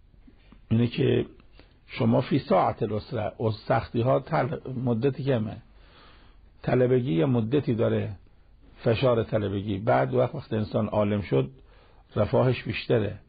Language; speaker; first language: Persian; native; Persian